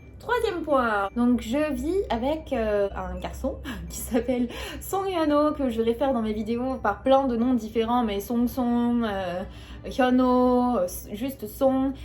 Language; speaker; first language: French; native; French